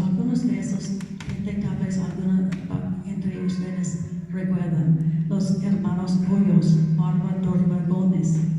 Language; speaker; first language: Spanish; non-native, learner; English